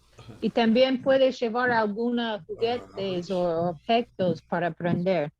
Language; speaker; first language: Spanish; non-native, learner; English